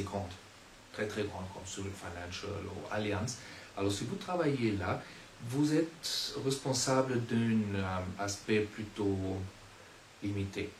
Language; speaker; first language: French; non-native, fluent; German